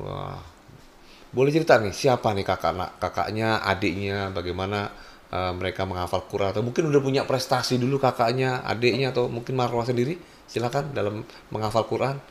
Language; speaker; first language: Indonesian; native; Indonesian